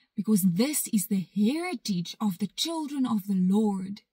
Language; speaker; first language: English; non-native, local second language; Afrikaans